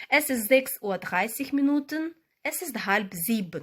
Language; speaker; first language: German; non-native, fluent; Ukrainian